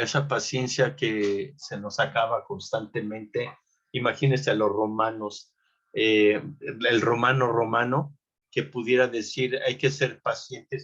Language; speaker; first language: Spanish; native; Spanish